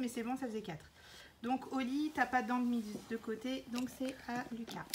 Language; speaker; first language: French; native; French